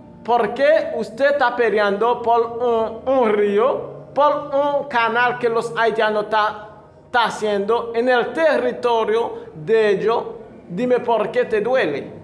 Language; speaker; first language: Spanish; non-native, fluent; Haitian Creole